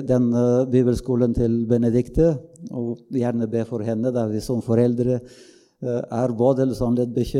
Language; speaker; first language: Norwegian; non-native, fluent; Bulgarian